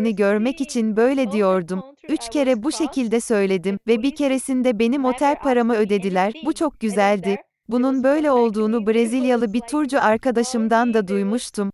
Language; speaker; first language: English; non-native, fluent; Portuguese